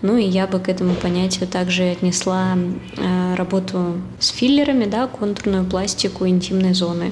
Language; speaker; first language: Russian; native; Russian